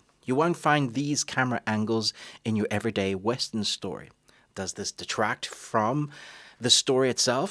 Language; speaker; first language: English; native; English